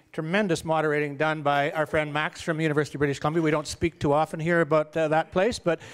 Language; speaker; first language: English; native; English